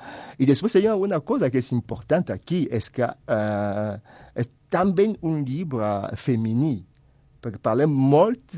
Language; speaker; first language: Catalan; non-native, fluent; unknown